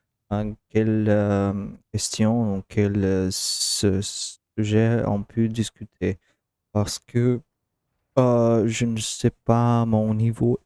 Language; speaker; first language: French; non-native, learner; Russian